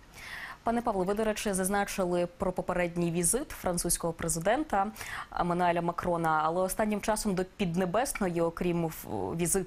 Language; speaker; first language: Ukrainian; native; Ukrainian